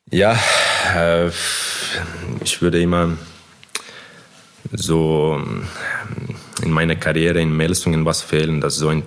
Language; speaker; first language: German; non-native, fluent; Croatian